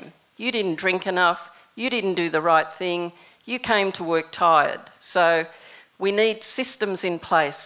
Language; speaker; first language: English; native; English